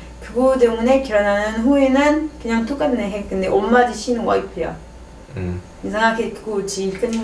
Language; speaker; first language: Korean; non-native, learner; French